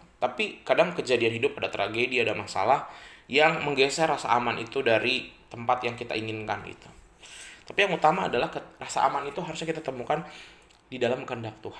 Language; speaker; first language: Indonesian; native; Indonesian